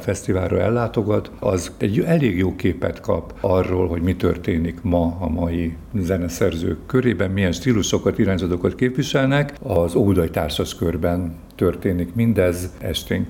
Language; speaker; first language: Hungarian; native; Hungarian